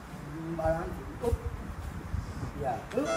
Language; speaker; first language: Japanese; non-native, learner; Thai